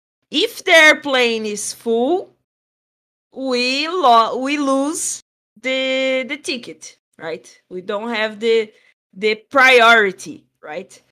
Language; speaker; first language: English; non-native, fluent; Portuguese